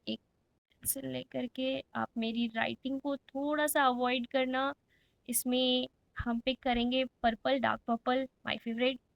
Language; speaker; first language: Hindi; native; Hindi